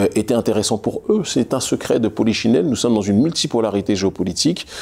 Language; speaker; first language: French; native; French